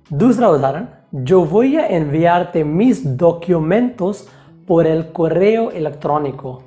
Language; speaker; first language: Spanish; non-native, fluent; Hindi